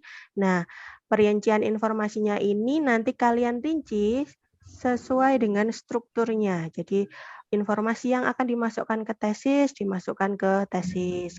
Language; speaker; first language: Indonesian; native; Indonesian